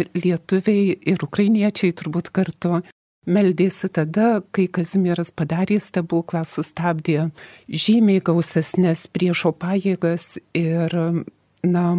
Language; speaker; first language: Lithuanian; native; Lithuanian